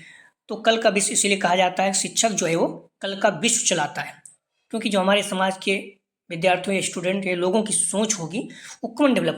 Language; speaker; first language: Hindi; native; Hindi